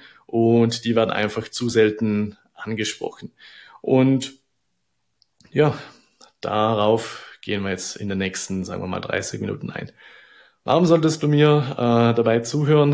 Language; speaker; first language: German; native; German